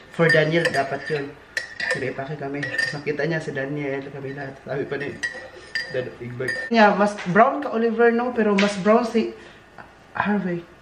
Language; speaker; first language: Filipino; non-native, local second language; Cebuano